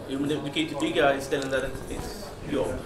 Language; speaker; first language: Swedish; native; Swedish